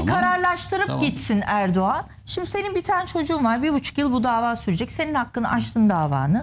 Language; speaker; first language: Turkish; native; Turkish